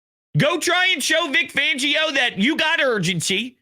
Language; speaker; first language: English; native; English